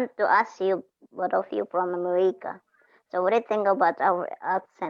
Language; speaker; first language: English; non-native, fluent; Indonesian